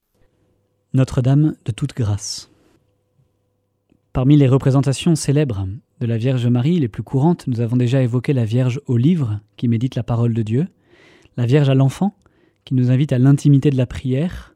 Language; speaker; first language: French; native; French